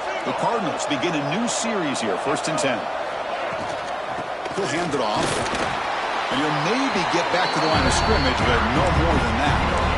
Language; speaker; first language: English; native; English